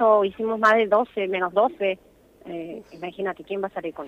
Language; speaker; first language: Spanish; native; Spanish